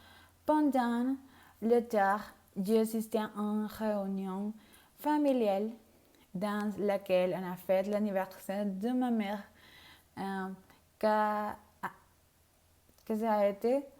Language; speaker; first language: French; non-native, learner; Spanish